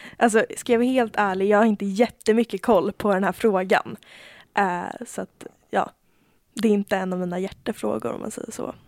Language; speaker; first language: Swedish; native; Swedish